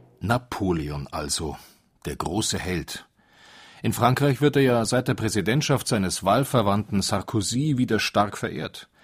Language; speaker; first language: German; native; German